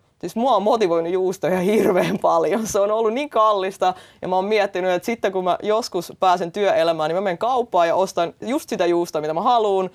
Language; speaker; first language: Finnish; early bilingual, other home language; Russian